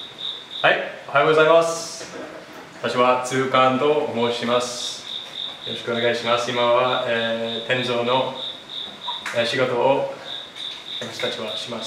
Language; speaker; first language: Japanese; non-native, learner; English